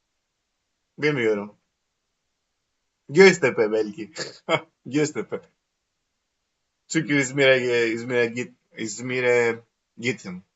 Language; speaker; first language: Turkish; non-native, learner; Greek